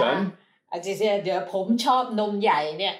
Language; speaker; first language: German; non-native, learner; Thai